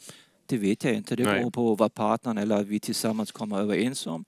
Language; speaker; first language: Swedish; non-native, fluent; Danish